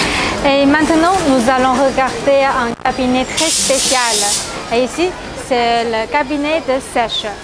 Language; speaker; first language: French; non-native, learner; Chinese